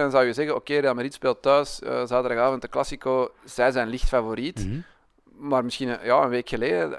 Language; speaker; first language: Dutch; native; Dutch